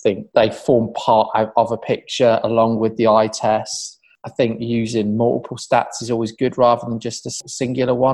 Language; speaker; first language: English; native; English